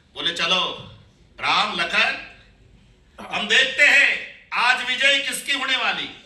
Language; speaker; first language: Hindi; non-native, local second language; Marathi